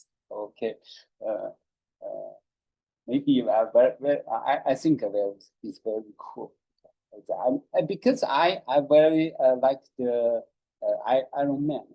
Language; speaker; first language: English; non-native, learner; Chinese